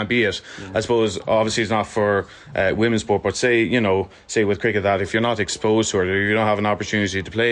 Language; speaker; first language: English; native; English